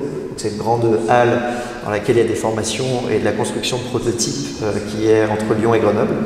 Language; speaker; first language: French; native; French